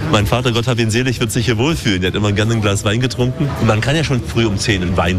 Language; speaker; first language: German; native; German